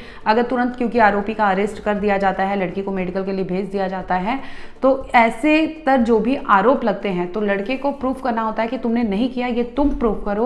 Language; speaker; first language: Hindi; native; Hindi